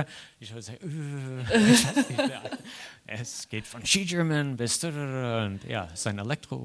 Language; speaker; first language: German; non-native, fluent; English